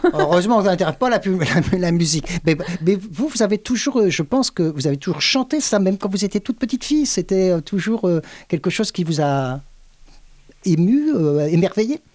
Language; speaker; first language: French; native; French